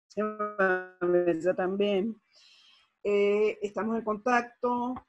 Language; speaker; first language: Spanish; native; Spanish